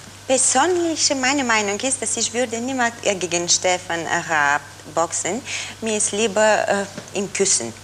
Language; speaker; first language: German; non-native, fluent; Bulgarian